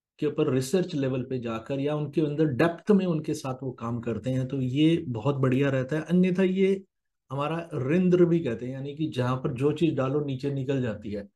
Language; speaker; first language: Hindi; native; Hindi